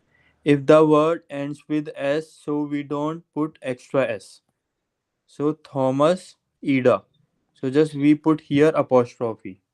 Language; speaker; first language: English; non-native, local second language; Hindi